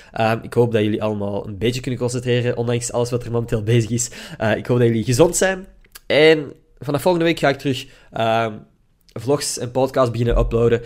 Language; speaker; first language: Dutch; native; Dutch